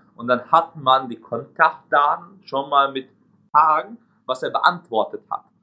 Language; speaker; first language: German; non-native, fluent; Hungarian